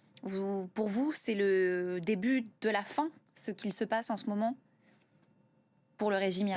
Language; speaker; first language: French; native; French